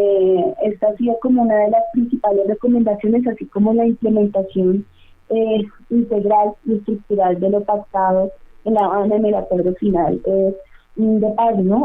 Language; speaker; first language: Spanish; native; Spanish